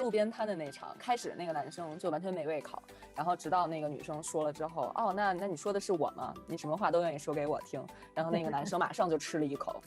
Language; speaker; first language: Chinese; native; Chinese